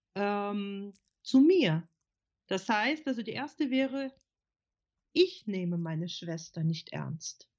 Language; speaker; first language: German; non-native, fluent; Ukrainian